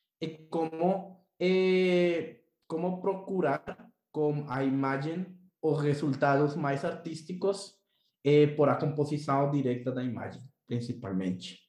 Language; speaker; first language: Portuguese; non-native, learner; Spanish